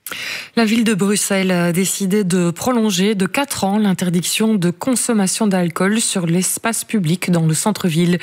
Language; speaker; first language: French; native; French